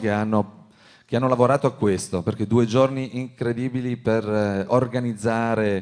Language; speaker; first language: Italian; native; Italian